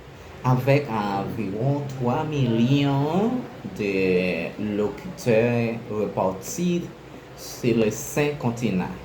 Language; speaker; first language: French; non-native, learner; Spanish